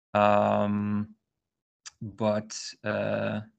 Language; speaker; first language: English; non-native, fluent; Polish